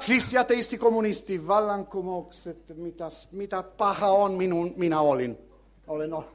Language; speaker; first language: Finnish; non-native, learner; Italian